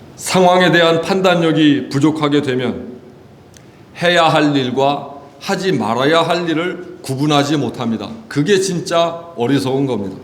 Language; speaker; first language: Korean; native; Korean